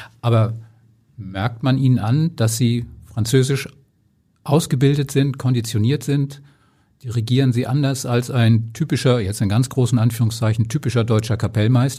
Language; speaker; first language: German; native; German